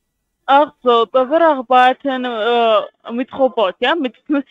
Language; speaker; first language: German; non-native, learner; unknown